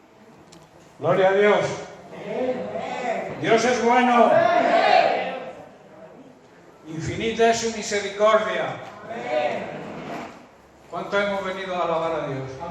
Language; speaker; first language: Spanish; native; Spanish